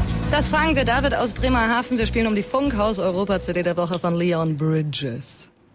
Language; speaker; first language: German; native; German